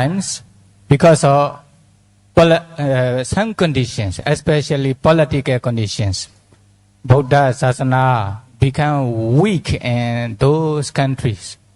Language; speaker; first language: English; non-native, fluent; Burmese